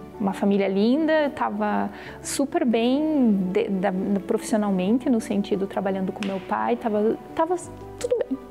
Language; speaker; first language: Portuguese; native; Portuguese